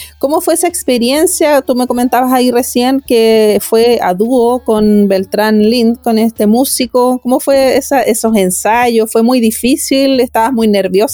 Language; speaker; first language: Spanish; native; Spanish